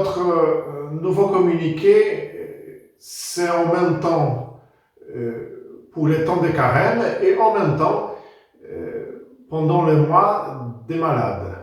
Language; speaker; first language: French; non-native, fluent; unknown